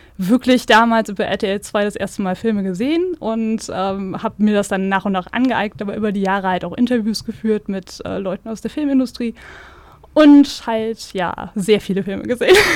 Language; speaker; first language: German; native; German